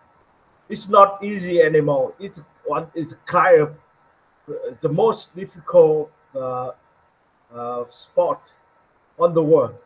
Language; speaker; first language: English; non-native, learner; Vietnamese